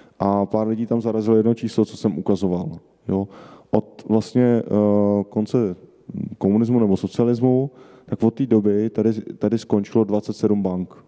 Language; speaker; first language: Czech; native; Czech